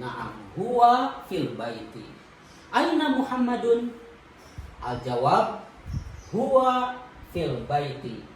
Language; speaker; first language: Arabic; non-native, fluent; Indonesian